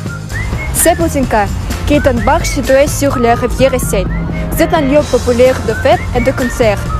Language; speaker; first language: French; non-native, learner; Russian